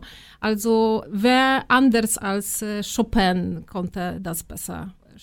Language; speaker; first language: German; non-native, fluent; Polish